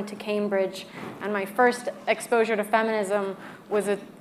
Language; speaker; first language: English; native; English